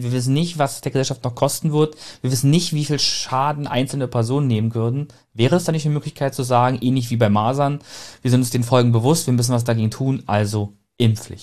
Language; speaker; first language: German; native; German